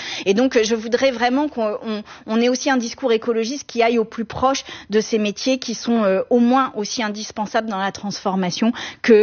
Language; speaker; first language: French; native; French